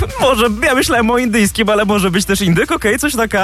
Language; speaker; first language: Polish; native; Polish